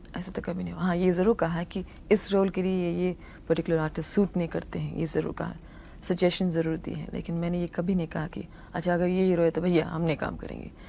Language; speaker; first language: Hindi; non-native, local second language; Tamil